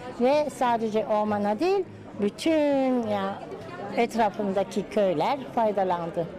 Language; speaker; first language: Turkish; non-native, fluent; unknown